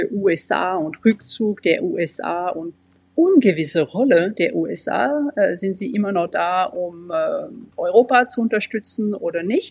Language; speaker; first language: German; non-native, fluent; French